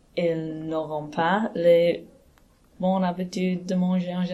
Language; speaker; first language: French; non-native, learner; English